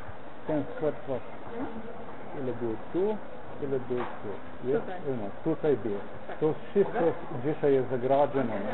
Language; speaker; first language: Polish; non-native, learner; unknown